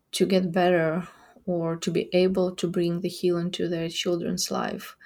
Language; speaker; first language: English; non-native, fluent; Ukrainian